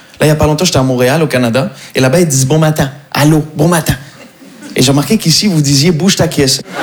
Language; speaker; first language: French; non-native, local second language; Arabic